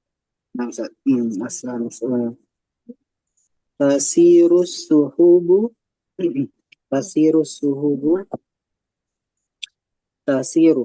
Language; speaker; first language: Arabic; non-native, learner; Indonesian